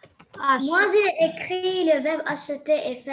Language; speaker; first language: French; non-native, learner; Arabic